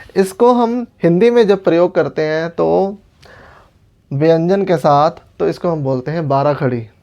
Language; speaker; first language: Hindi; non-native, local second language; Punjabi